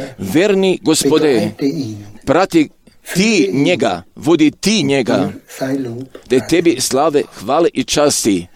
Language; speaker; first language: Croatian; non-native, local second language; Romany